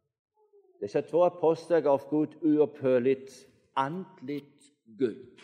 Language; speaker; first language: Swedish; non-native, fluent; German